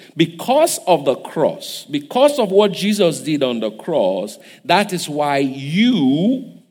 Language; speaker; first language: English; non-native, local second language; Yoruba